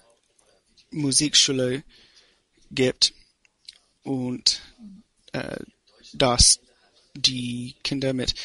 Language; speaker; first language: German; non-native, learner; English